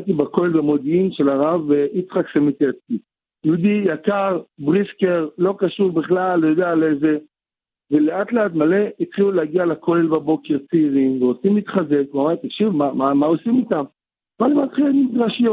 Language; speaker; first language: Hebrew; native; Hebrew